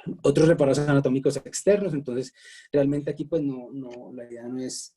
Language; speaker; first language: Spanish; native; Spanish